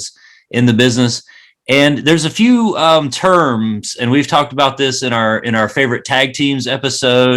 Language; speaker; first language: English; native; English